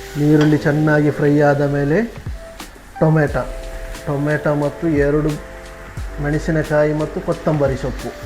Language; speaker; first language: Kannada; non-native, local second language; Malayalam